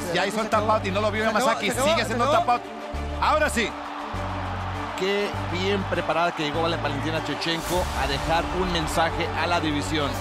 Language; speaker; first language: Spanish; native; Spanish